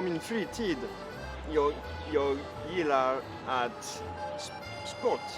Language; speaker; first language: Swedish; non-native, learner; French